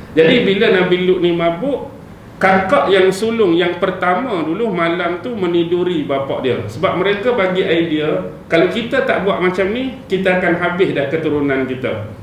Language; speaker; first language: Malay; native; Malay